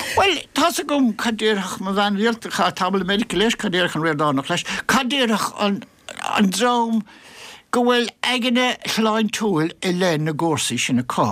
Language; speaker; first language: Irish; native; Irish